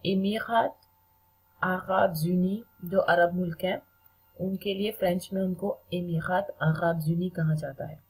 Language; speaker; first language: Hindi; native; Hindi